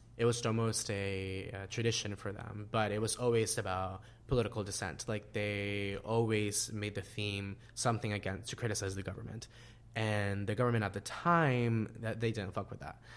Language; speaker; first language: English; non-native, fluent; Spanish